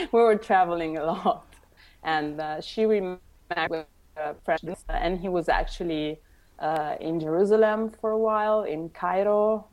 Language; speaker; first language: English; early bilingual, other home language; Italian